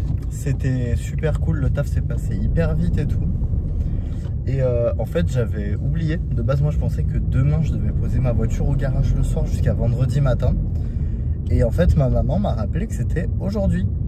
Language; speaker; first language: French; native; French